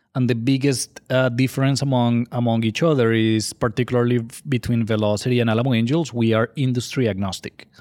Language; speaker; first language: English; non-native, fluent; Spanish